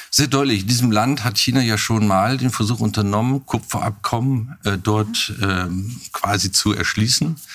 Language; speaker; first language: German; native; German